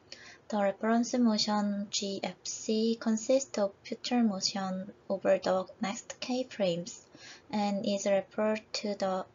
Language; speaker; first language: English; non-native, fluent; Korean